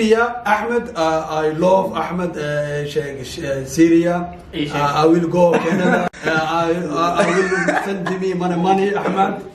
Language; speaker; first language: English; non-native, learner; Somali